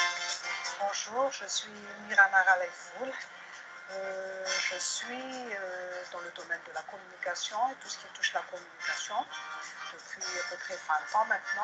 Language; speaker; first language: French; non-native, local second language; Malagasy